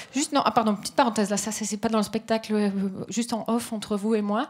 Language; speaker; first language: French; native; French